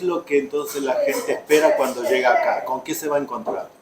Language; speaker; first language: Spanish; native; Spanish